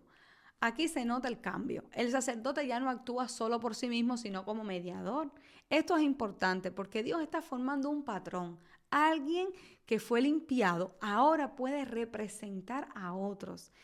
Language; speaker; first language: Spanish; native; Spanish